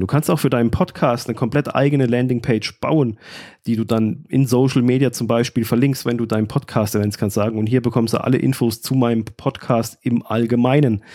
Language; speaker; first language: German; native; German